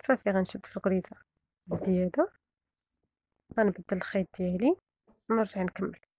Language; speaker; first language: Arabic; native; Arabic